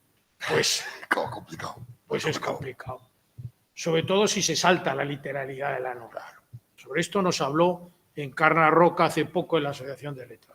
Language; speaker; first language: Spanish; native; Spanish